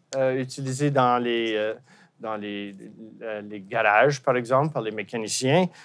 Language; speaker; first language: French; native; French